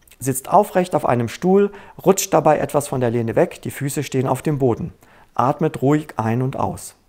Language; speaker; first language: German; native; German